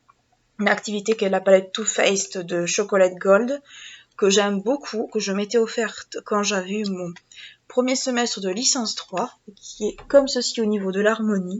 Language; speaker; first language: French; native; French